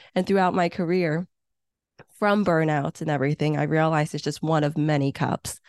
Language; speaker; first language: English; early bilingual, other home language; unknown